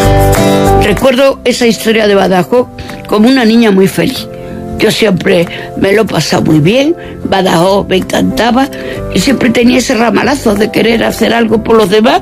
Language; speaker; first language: Spanish; native; Spanish